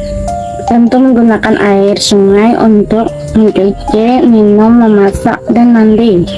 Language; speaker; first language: Indonesian; non-native, local second language; Banjar